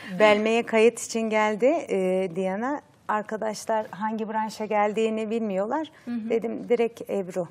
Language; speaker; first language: Turkish; native; Turkish